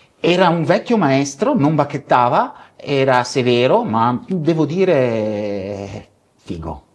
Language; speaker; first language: Italian; early bilingual, other home language; Spanish